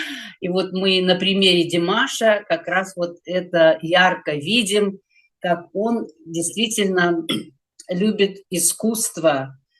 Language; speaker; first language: Russian; native; Russian